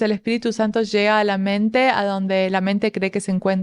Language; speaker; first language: Spanish; native; Spanish